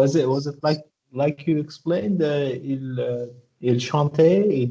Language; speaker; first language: French; non-native, learner; Arabic